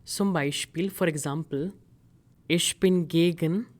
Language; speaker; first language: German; non-native, fluent; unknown